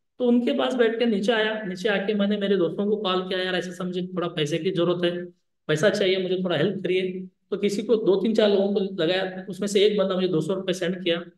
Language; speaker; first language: Hindi; non-native, local second language; Lambadi